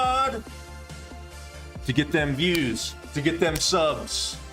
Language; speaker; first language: English; native; English